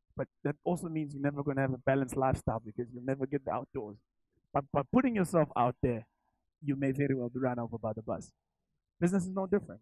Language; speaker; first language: English; non-native, local second language; Zulu